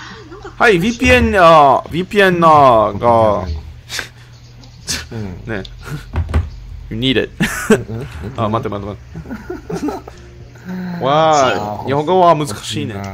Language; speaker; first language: Japanese; non-native, learner; English